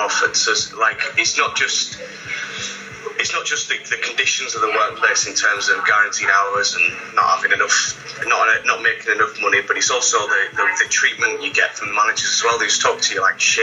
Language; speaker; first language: English; native; English